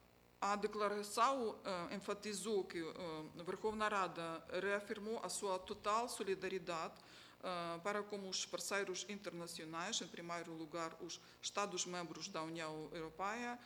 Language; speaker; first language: Portuguese; non-native, fluent; Ukrainian